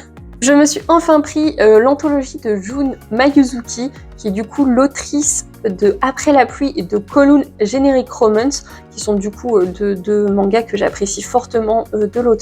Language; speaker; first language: French; native; French